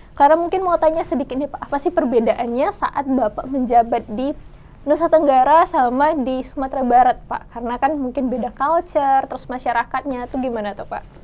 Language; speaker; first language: Indonesian; native; Indonesian